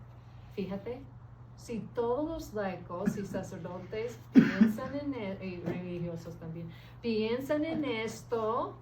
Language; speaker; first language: Spanish; early bilingual, heritage; English